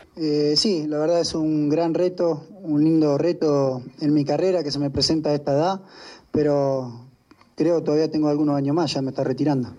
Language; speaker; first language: Spanish; native; Spanish